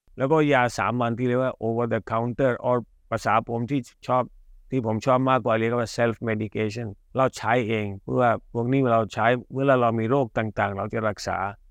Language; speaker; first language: Thai; early bilingual, other home language; Hindi